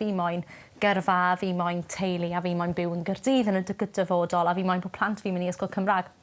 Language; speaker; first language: Welsh; native; Welsh